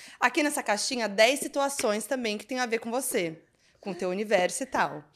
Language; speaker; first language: Portuguese; native; Portuguese